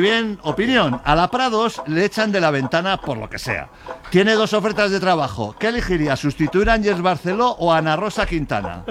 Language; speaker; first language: Spanish; native; Spanish